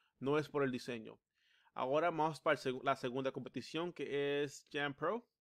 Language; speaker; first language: Spanish; early bilingual, heritage; Spanish